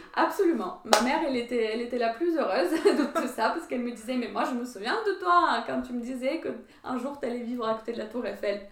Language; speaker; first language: French; non-native, fluent; Ukrainian